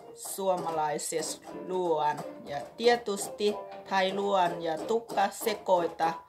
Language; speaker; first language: Finnish; non-native, learner; Thai